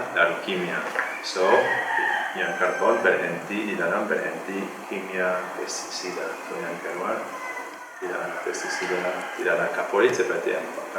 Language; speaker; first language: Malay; non-native, learner; Dutch